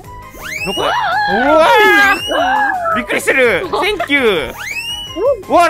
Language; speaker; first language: Japanese; native; Japanese